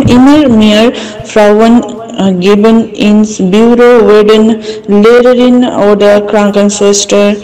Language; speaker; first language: German; non-native, learner; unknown